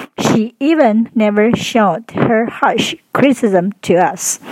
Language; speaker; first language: English; non-native, fluent; Chinese